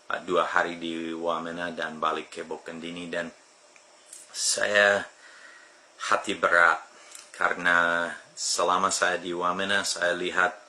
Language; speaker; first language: Indonesian; non-native, fluent; English